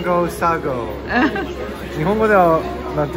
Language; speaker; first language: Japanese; early bilingual, heritage; English